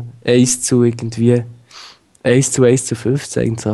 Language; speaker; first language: German; native; German